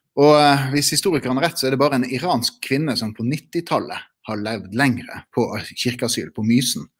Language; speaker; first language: Norwegian; native; Norwegian